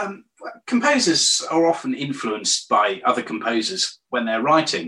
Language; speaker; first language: English; native; English